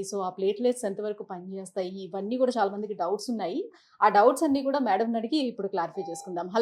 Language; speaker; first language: Telugu; native; Telugu